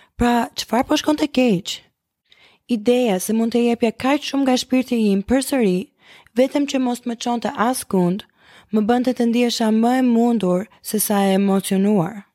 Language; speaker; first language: Albanian; early bilingual, heritage; Albanian